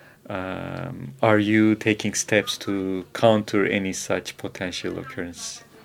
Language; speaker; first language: English; non-native, fluent; Turkish